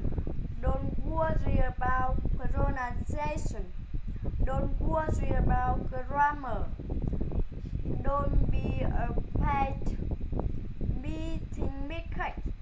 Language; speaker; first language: English; non-native, learner; Vietnamese